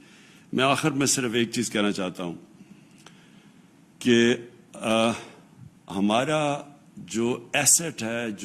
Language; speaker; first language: Urdu; native; Urdu